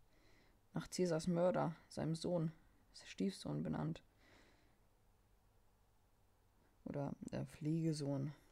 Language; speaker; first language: German; native; German